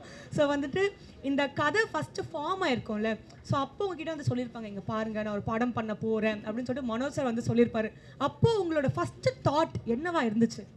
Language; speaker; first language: Tamil; native; Tamil